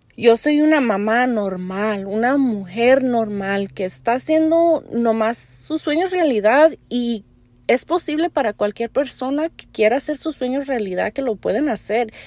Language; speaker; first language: Spanish; early bilingual, heritage; Spanish